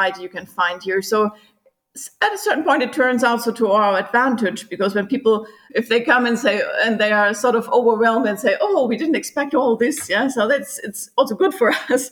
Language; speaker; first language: English; non-native, fluent; German